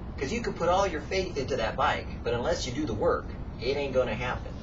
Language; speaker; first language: English; native; English